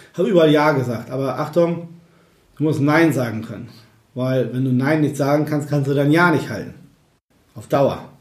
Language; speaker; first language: German; native; German